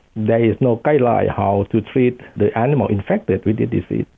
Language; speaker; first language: English; non-native, fluent; Thai